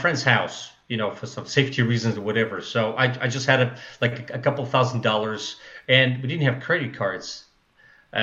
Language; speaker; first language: English; non-native, fluent; Russian